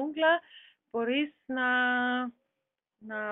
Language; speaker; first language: Greek; non-native, learner; German